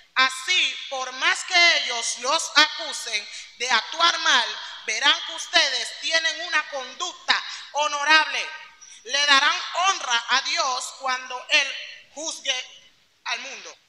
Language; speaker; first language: Spanish; native; Spanish